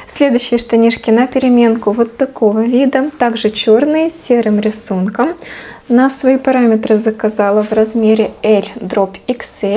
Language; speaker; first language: Russian; native; Russian